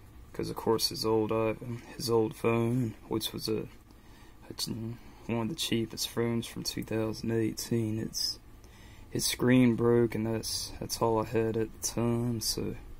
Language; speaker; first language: English; native; English